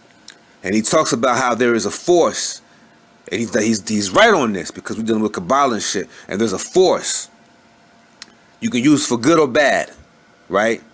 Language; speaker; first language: English; native; English